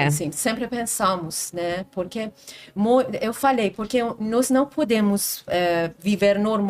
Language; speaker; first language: Portuguese; non-native, learner; Persian